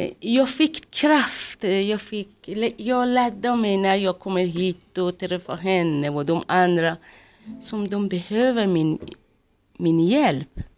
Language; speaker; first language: Swedish; non-native, fluent; Persian